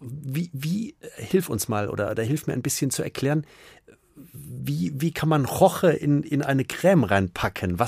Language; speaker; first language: German; native; German